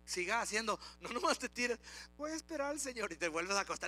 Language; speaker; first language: Spanish; early bilingual, heritage; Spanish